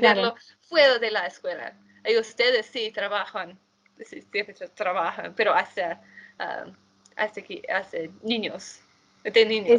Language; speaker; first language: Spanish; non-native, fluent; English